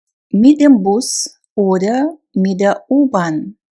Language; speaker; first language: German; non-native, fluent; Russian